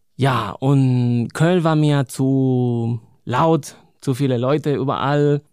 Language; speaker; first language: German; non-native, fluent; Spanish